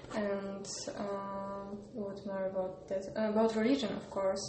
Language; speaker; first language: English; non-native, learner; Polish